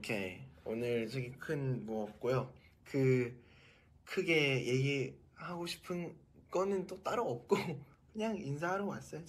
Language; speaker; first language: Korean; non-native, fluent; Thai